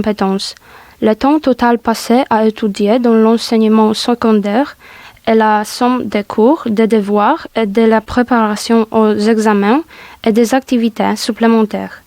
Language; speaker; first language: French; non-native, learner; Polish